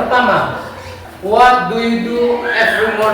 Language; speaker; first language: English; non-native, learner; Indonesian